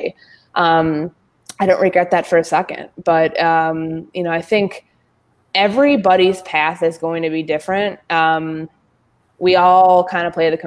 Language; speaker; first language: English; native; English